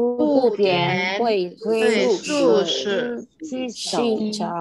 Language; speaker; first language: Chinese; non-native, learner; Indonesian